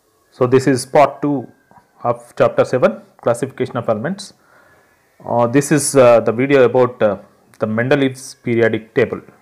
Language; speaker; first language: English; non-native, local second language; Telugu